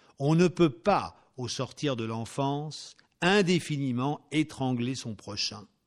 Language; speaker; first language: French; native; French